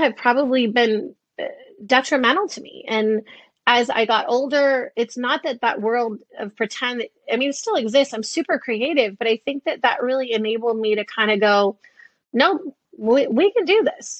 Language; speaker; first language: English; native; English